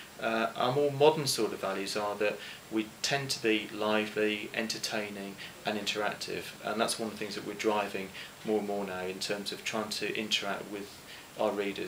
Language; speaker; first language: English; native; English